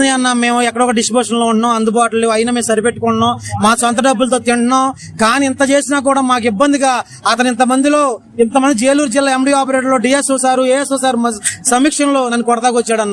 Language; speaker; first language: Telugu; native; Telugu